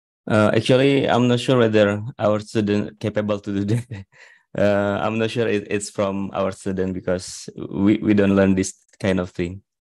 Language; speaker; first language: English; non-native, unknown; Indonesian